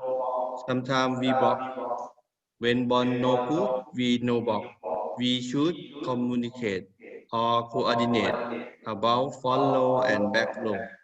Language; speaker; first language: English; non-native, learner; Thai